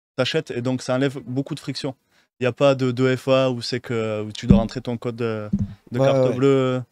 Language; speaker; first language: French; native; French